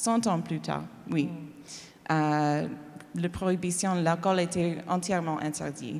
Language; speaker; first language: French; non-native, learner; English